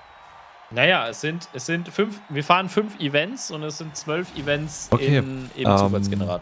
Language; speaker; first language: German; native; German